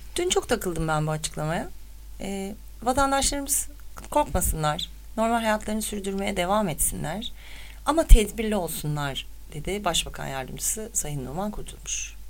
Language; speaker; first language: Turkish; native; Turkish